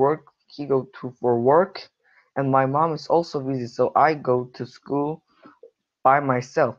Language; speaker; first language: English; non-native, learner; Korean